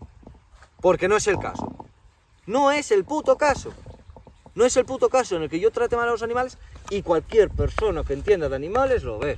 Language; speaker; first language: Spanish; native; Spanish